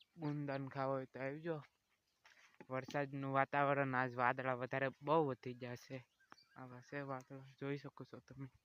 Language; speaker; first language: Gujarati; native; Gujarati